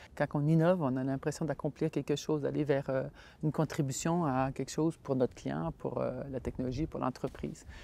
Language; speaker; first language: French; native; French